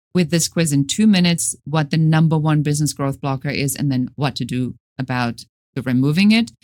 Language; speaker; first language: English; non-native, fluent; German